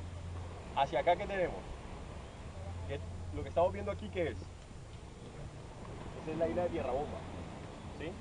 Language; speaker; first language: Spanish; native; Spanish